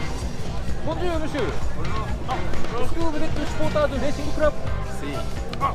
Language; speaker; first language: French; non-native, learner; Japanese